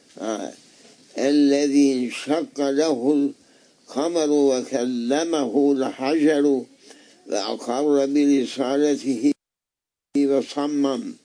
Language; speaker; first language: Arabic; non-native, fluent; Turkish